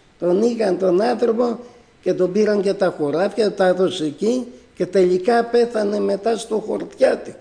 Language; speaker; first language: Greek; native; Greek